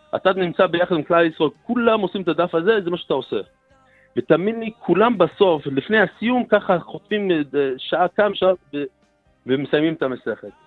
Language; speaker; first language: Hebrew; non-native, fluent; English